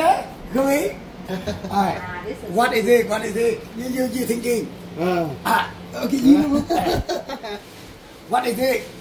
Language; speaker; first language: English; non-native, learner; Vietnamese